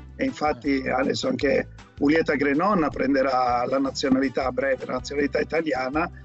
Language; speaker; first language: Italian; native; Italian